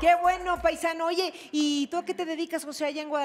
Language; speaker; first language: Spanish; native; Spanish